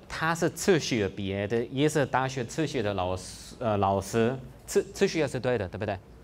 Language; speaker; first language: Chinese; non-native, fluent; German